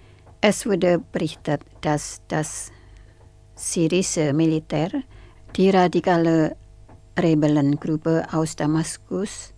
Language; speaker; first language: German; non-native, fluent; Indonesian